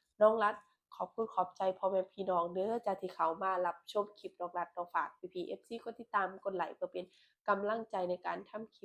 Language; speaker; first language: Thai; non-native, local second language; Lao